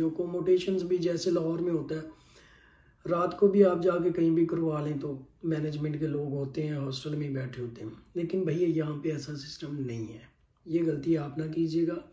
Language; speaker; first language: Urdu; non-native, local second language; Punjabi